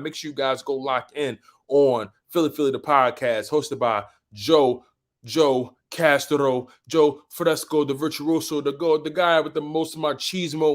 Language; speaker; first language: English; native; English